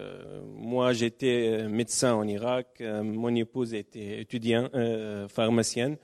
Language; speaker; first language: French; non-native, learner; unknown